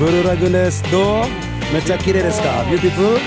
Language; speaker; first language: Japanese; non-native, local second language; Indonesian